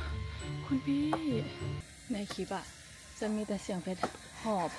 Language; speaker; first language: Thai; native; Thai